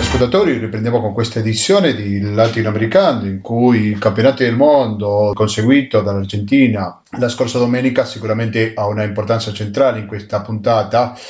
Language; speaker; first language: Italian; non-native, fluent; Spanish